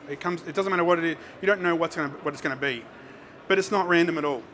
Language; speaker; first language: English; native; English